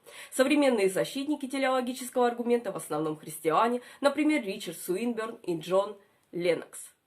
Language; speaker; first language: Russian; native; Russian